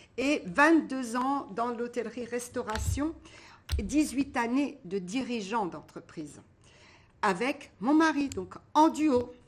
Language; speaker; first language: French; early bilingual, other home language; Portuguese